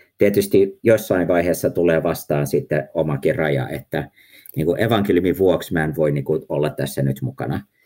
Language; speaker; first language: Finnish; early bilingual, heritage; Finnish